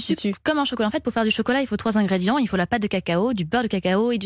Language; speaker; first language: French; native; French